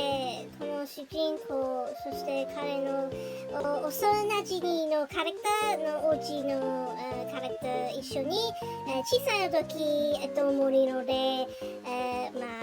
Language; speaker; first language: Japanese; non-native, learner; English